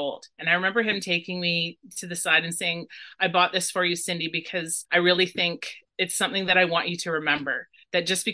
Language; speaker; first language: English; native; English